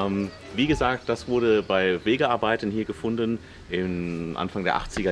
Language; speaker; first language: German; native; German